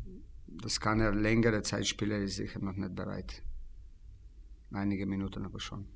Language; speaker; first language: German; non-native, fluent; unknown